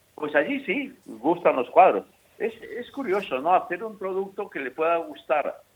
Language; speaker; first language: Spanish; native; Spanish